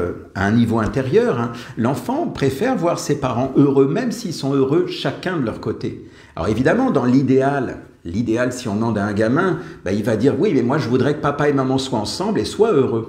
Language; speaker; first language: French; native; French